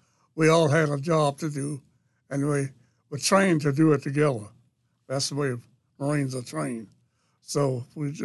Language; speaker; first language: English; native; English